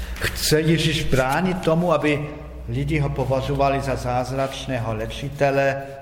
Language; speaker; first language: Czech; non-native, fluent; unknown